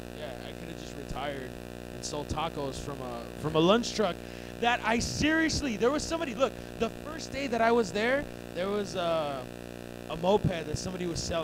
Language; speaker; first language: English; early bilingual, other home language; Spanish